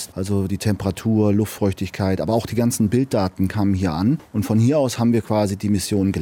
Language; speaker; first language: German; native; German